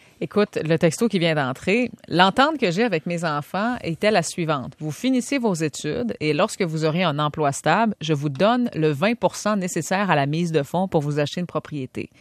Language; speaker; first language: French; native; French